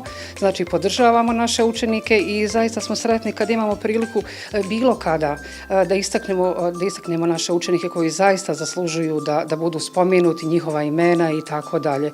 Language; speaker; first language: Bosnian; native; Bosnian